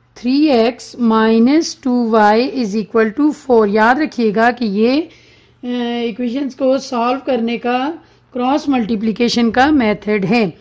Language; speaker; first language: Urdu; native; Urdu